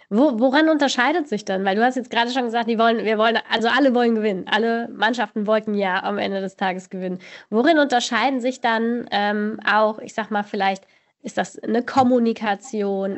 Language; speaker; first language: German; native; German